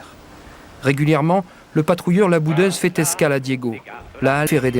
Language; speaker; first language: French; native; French